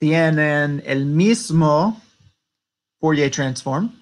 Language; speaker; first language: Spanish; non-native, learner; English